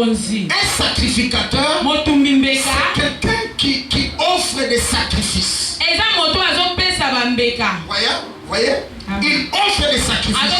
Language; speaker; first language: French; non-native, local second language; Lingala